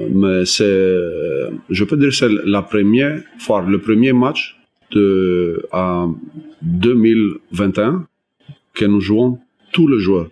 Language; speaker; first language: French; non-native, learner; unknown